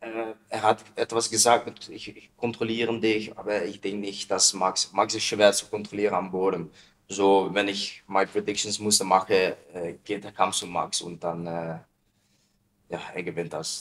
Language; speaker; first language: German; non-native, learner; Dutch